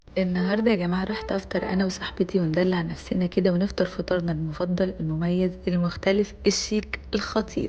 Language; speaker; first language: Arabic; native; Arabic